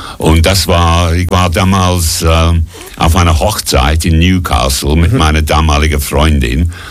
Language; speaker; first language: German; non-native, fluent; English